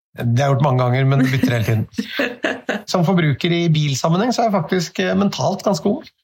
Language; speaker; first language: Norwegian; native; Norwegian